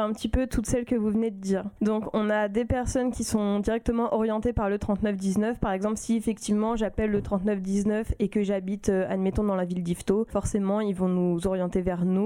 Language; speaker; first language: French; native; French